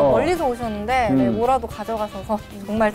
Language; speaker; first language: Korean; native; Korean